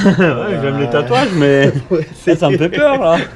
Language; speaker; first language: French; native; French